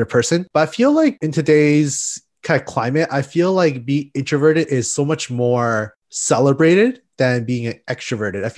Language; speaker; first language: English; native; English